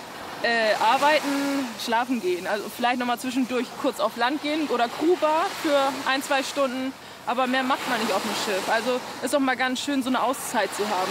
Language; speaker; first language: German; native; German